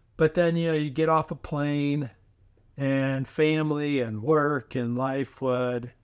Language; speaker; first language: English; native; English